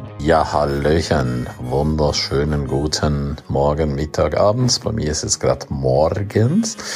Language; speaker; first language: German; non-native, local second language; Romansh